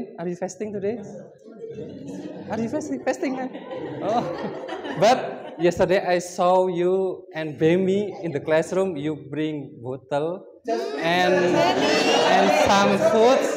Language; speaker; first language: English; non-native, learner; Indonesian